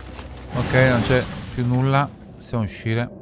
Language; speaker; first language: Italian; native; Italian